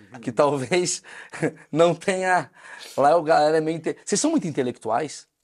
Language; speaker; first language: Portuguese; native; Portuguese